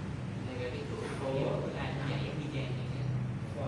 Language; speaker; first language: Vietnamese; native; Vietnamese